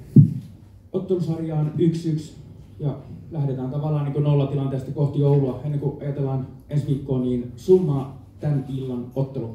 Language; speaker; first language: Finnish; native; Finnish